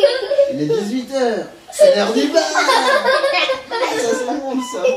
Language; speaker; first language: French; native; French